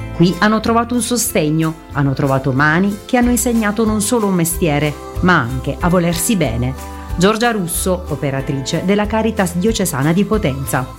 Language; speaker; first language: Italian; native; Italian